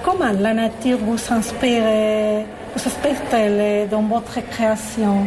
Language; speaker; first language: French; non-native, fluent; Spanish